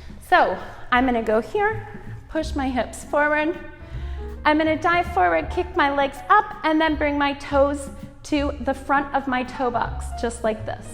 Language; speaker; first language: English; native; English